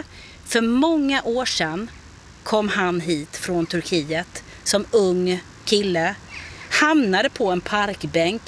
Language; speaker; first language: Swedish; native; Swedish